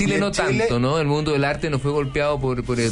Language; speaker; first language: Spanish; native; Spanish